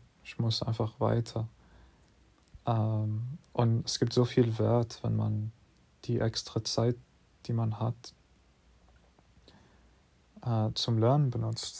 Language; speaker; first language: German; non-native, fluent; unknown